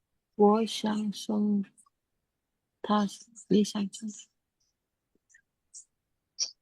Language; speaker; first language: Chinese; non-native, learner; Indonesian